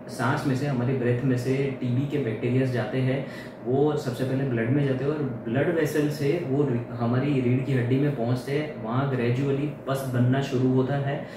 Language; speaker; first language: Hindi; non-native, local second language; Gujarati